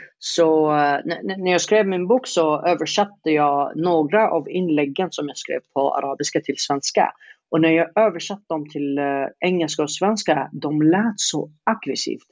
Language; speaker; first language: Swedish; non-native, fluent; Arabic